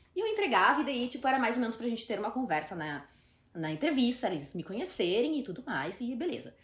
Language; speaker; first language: Portuguese; native; Portuguese